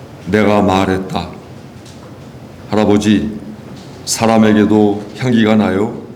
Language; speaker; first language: Korean; native; Korean